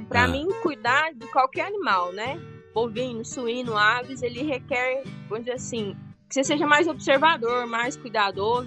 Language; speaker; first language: Portuguese; native; Portuguese